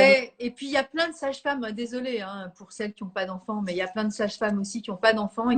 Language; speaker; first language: French; native; French